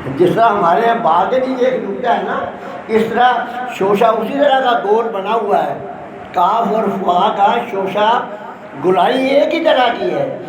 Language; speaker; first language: Urdu; non-native, local second language; Punjabi